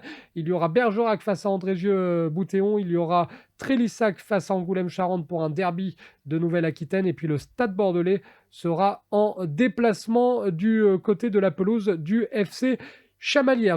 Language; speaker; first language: French; native; French